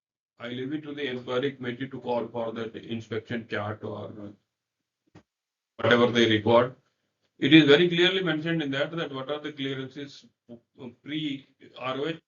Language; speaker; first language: English; non-native, local second language; Hindi